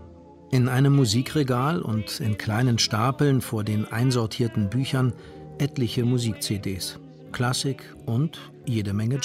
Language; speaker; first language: German; native; German